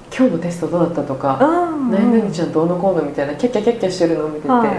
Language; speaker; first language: Japanese; native; Japanese